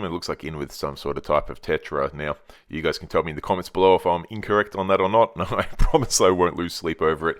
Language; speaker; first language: English; native; English